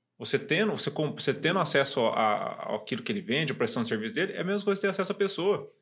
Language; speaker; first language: Portuguese; native; Portuguese